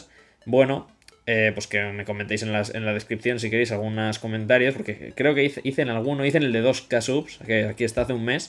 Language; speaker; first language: Spanish; native; Spanish